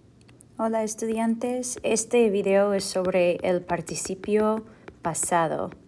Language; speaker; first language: Spanish; non-native, fluent; English